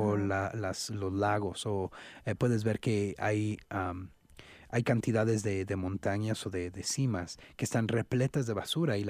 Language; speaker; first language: Spanish; native; Spanish